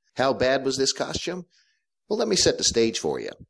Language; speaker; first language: English; native; English